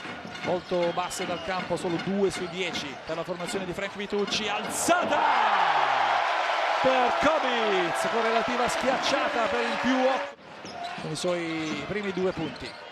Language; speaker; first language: Italian; native; Italian